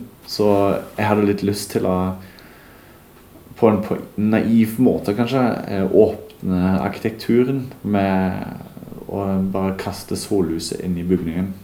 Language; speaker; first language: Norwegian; non-native, fluent; German